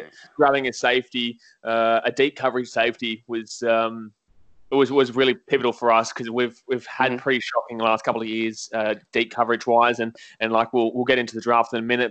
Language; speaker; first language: English; native; English